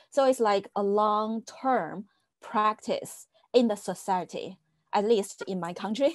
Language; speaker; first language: English; non-native, fluent; Chinese